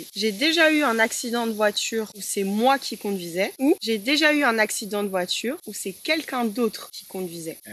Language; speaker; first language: French; native; French